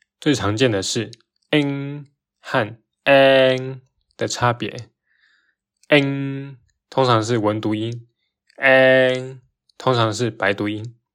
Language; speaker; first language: Chinese; native; Chinese